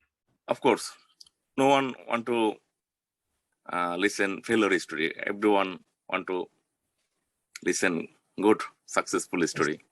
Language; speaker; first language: English; non-native, learner; Bangla